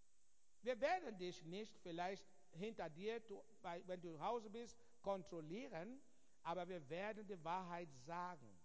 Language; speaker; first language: German; non-native, fluent; Igbo